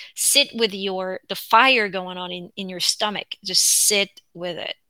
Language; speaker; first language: English; non-native, fluent; Korean